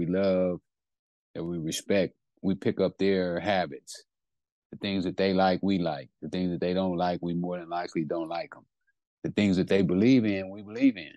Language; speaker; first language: English; native; English